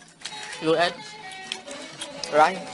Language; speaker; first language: English; non-native, learner; Khmer